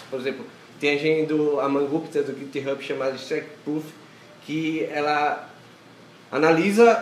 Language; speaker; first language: Portuguese; native; Portuguese